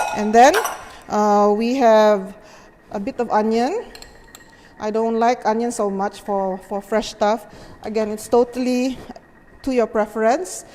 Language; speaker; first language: English; non-native, local second language; Malay